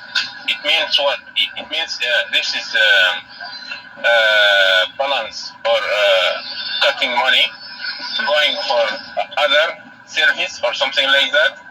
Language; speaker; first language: English; non-native, learner; Arabic